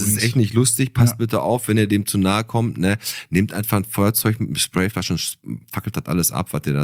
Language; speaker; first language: German; native; German